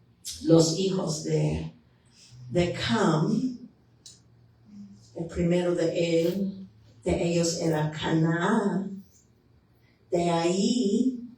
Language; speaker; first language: Spanish; non-native, fluent; English